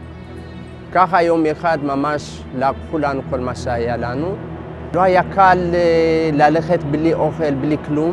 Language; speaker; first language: Hebrew; non-native, fluent; Amharic